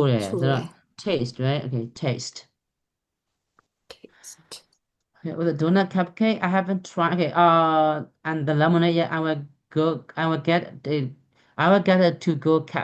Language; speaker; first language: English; non-native, fluent; Burmese